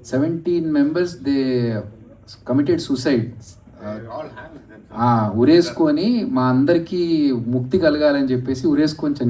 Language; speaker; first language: Telugu; native; Telugu